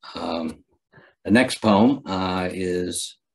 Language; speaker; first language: English; native; English